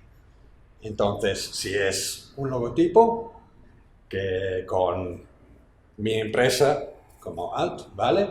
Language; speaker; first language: Spanish; non-native, fluent; English